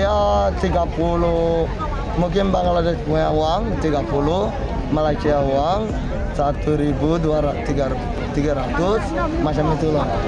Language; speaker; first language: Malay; non-native, learner; Rohingya